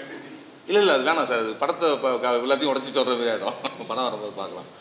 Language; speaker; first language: Tamil; native; Tamil